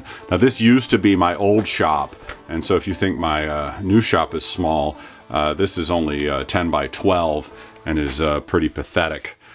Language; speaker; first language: English; native; English